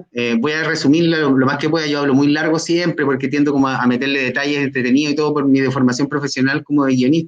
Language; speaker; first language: Spanish; native; Spanish